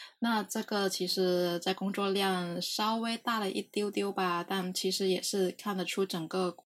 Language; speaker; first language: Chinese; non-native, local second language; Cantonese